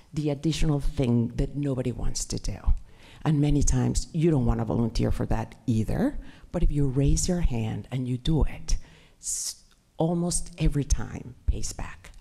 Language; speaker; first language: English; non-native, fluent; Spanish